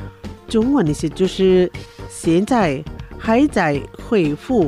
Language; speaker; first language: Chinese; non-native, learner; Indonesian